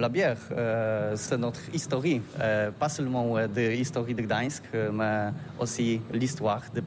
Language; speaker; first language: French; non-native, learner; Polish